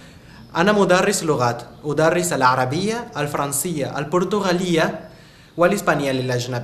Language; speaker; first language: Arabic; non-native, fluent; Guarani